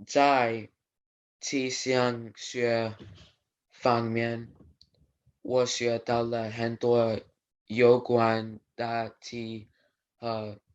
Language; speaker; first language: Chinese; non-native, learner; English